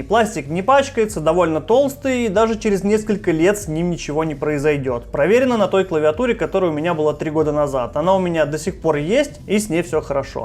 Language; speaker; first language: Russian; native; Russian